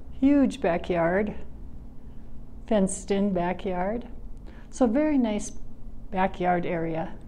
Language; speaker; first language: English; native; English